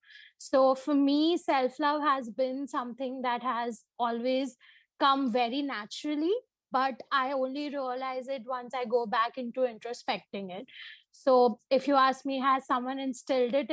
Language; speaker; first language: English; non-native, local second language; Hindi